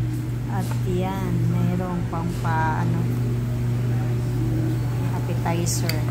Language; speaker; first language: Filipino; native; Filipino